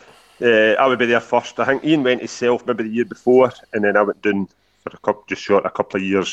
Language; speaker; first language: English; native; English